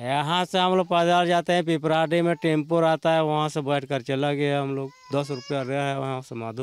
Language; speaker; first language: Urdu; non-native, local second language; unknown